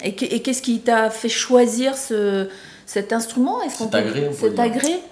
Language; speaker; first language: French; native; French